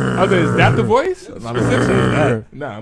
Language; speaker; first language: English; native; English